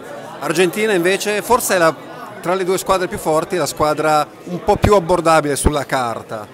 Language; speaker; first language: Italian; native; Italian